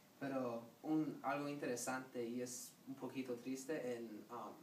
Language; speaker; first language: Spanish; non-native, learner; English